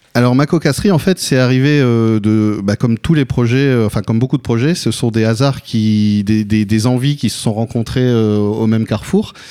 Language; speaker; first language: French; native; French